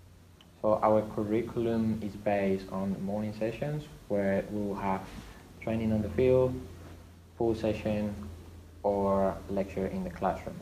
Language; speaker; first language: English; non-native, fluent; Spanish